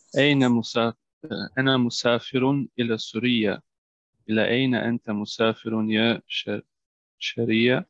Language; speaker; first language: Arabic; non-native, learner; German